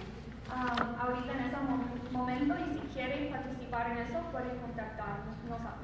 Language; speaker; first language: Spanish; early bilingual, other home language; English